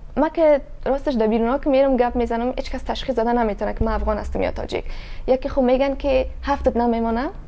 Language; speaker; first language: Persian; native; Persian